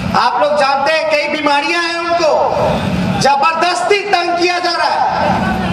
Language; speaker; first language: Hindi; native; Hindi